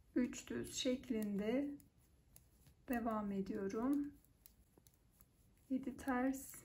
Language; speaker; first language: Turkish; native; Turkish